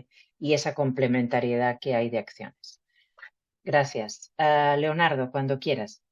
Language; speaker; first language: Spanish; native; Spanish